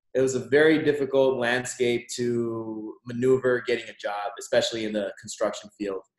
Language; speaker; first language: English; native; English